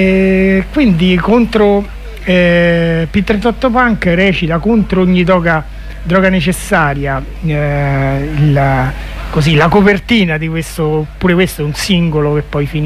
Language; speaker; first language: Italian; native; Italian